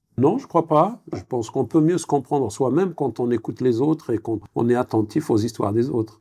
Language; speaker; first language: French; non-native, local second language; Kabyle